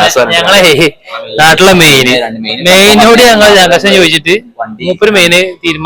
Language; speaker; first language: Malayalam; native; Malayalam